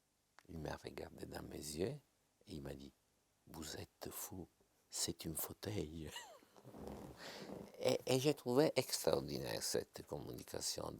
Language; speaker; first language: French; non-native, fluent; Italian